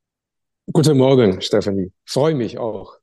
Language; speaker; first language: German; non-native, fluent; Chinese